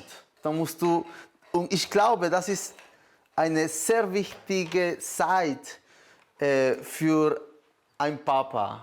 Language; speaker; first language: German; non-native, fluent; Spanish